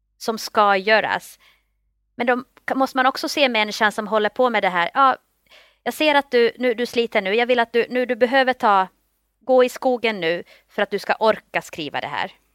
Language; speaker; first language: Swedish; native; Swedish